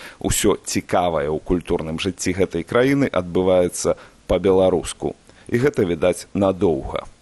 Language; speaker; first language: Belarusian; native; Belarusian